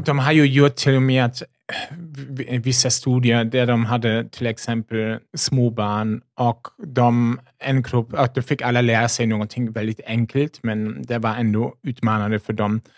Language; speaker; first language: Swedish; non-native, fluent; German